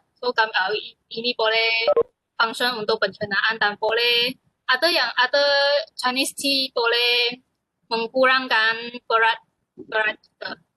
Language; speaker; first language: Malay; non-native, local second language; Chinese